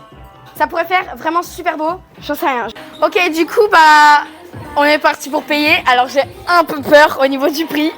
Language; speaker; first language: French; native; French